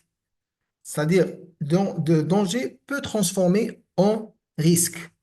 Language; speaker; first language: French; non-native, local second language; Arabic